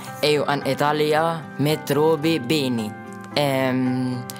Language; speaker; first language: Italian; non-native, learner; Arabic